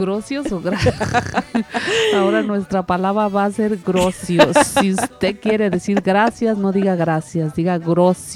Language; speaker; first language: Spanish; native; Spanish